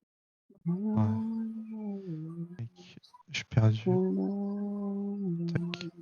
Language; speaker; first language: French; native; French